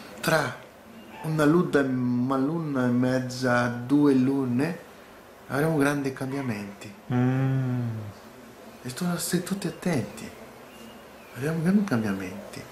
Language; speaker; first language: Italian; non-native, learner; Portuguese